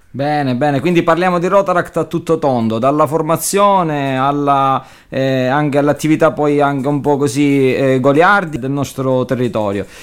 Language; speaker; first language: Italian; native; Italian